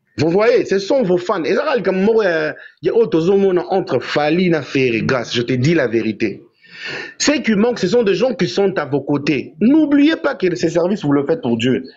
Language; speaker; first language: French; non-native, local second language; Lingala